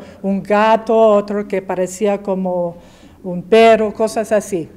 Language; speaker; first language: Spanish; early bilingual, heritage; English